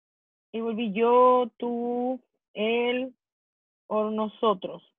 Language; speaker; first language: Spanish; non-native, fluent; English